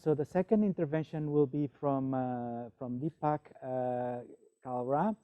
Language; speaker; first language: English; non-native, fluent; Portuguese